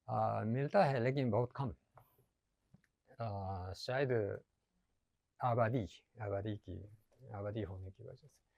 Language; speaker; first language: Hindi; non-native, learner; Japanese